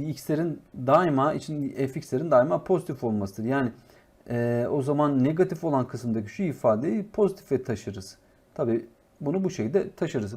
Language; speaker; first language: Turkish; native; Turkish